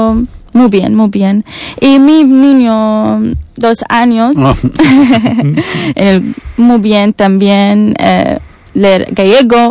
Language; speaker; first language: Spanish; non-native, learner; Arabic